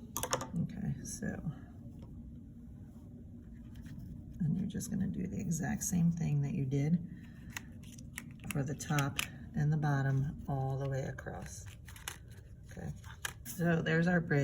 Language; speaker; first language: English; native; English